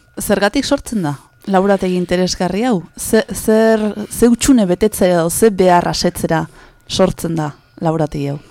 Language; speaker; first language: Basque; native; Basque